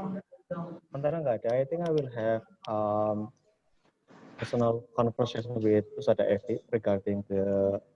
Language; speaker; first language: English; non-native, fluent; Indonesian